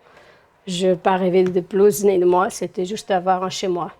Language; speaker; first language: French; non-native, fluent; Portuguese